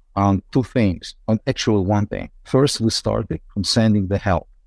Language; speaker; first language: English; non-native, fluent; Ukrainian